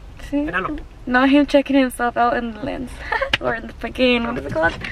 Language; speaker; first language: English; early bilingual, other home language; Spanish